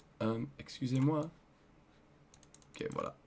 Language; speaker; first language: French; non-native, learner; English